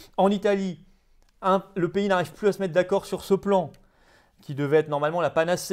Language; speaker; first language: French; native; French